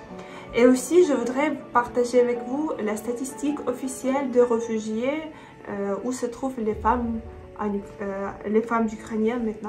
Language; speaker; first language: French; non-native, fluent; Russian